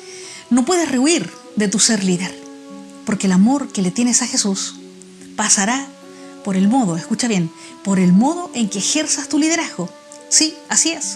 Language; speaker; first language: Spanish; native; Spanish